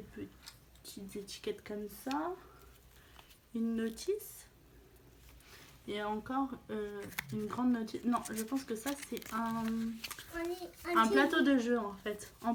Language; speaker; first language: French; native; French